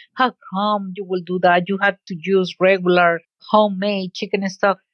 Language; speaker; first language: English; non-native, fluent; Spanish